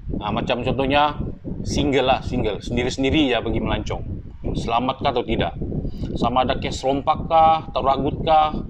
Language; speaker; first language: Malay; native; Malay